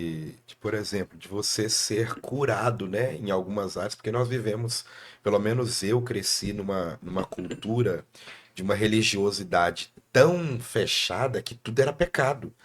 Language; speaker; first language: Portuguese; native; Portuguese